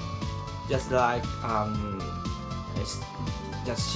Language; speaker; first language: English; non-native, learner; Japanese